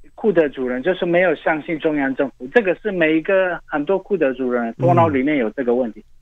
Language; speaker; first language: Chinese; non-native, fluent; Arabic